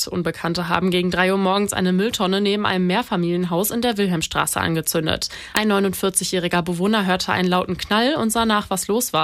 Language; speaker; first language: German; native; German